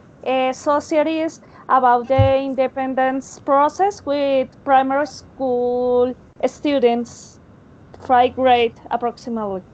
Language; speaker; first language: English; non-native, learner; Spanish